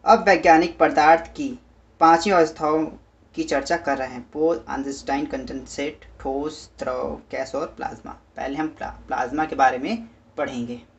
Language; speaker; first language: Hindi; native; Hindi